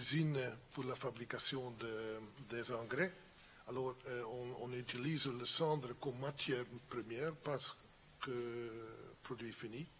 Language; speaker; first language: French; non-native, fluent; Dutch